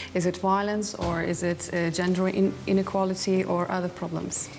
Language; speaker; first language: English; non-native, fluent; Lithuanian